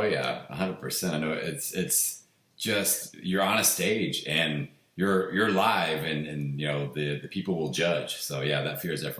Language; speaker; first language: English; native; English